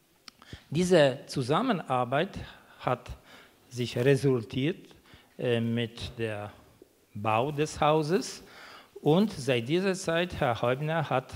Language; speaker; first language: German; non-native, fluent; Polish